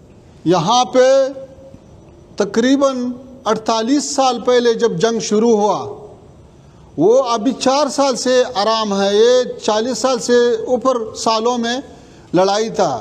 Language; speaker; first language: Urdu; non-native, fluent; Pashto